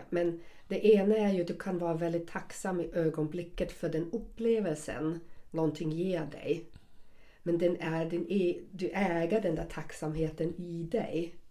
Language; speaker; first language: Swedish; non-native, fluent; German